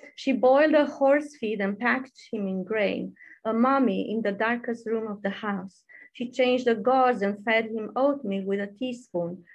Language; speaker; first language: English; non-native, fluent; Romanian